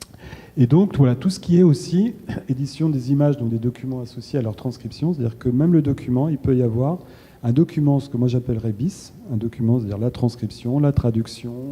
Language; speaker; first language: French; native; French